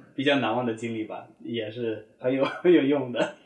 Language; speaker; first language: Chinese; non-native, fluent; English